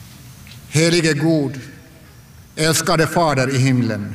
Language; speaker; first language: Swedish; non-native, local second language; Finnish